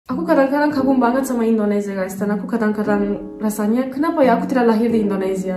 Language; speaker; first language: Indonesian; non-native, fluent; Turkish